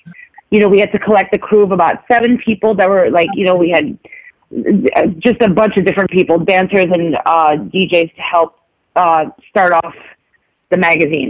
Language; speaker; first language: English; non-native, local second language; Filipino